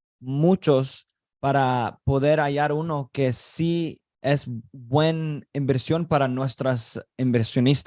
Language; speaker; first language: Spanish; early bilingual, heritage; Spanish